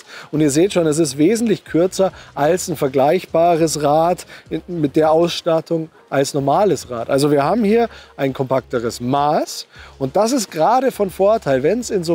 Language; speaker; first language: German; native; German